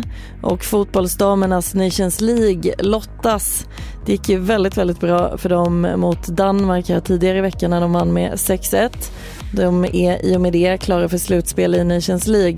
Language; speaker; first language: Swedish; native; Swedish